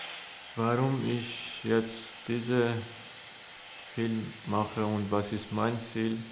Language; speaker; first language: German; non-native, learner; Persian